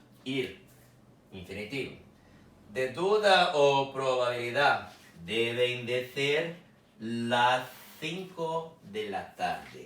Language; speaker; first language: Spanish; non-native, fluent; Portuguese